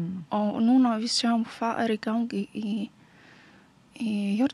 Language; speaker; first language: Icelandic; non-native, learner; Polish